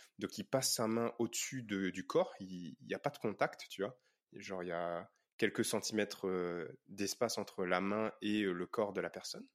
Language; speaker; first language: French; native; French